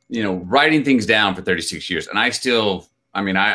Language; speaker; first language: English; native; English